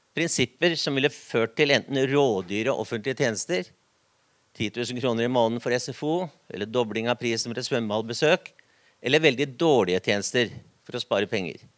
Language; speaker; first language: Norwegian; native; Norwegian